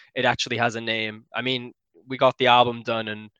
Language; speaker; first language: English; native; English